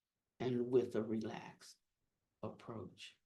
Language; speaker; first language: English; native; English